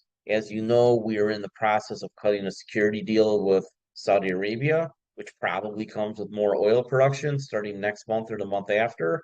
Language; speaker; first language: English; native; English